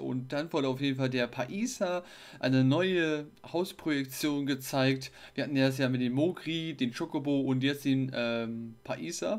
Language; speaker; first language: German; native; German